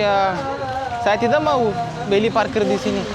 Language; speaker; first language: Indonesian; non-native, learner; Malayalam